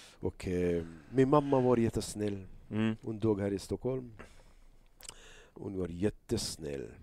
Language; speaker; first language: Swedish; non-native, learner; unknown